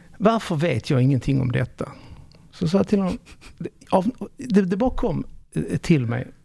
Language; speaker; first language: Swedish; early bilingual, other home language; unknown